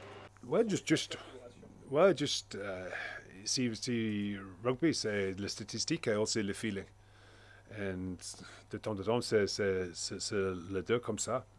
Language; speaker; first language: French; non-native, learner; English